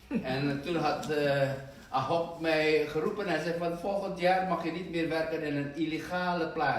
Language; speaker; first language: Dutch; non-native, fluent; Indonesian